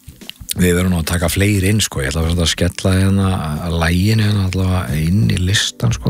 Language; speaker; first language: Icelandic; native; Icelandic